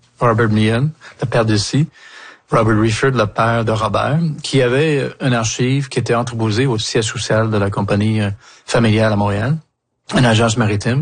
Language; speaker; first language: French; native; French